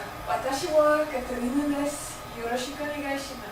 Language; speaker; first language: Japanese; non-native, learner; French